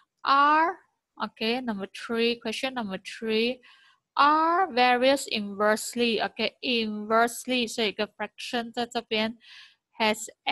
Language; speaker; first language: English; non-native, local second language; Chinese